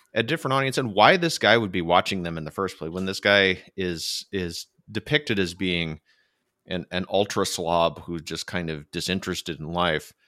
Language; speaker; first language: English; native; English